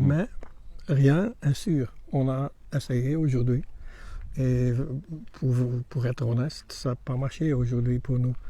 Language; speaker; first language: French; non-native, learner; Dutch